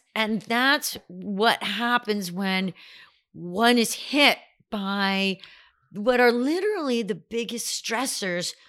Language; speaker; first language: English; native; English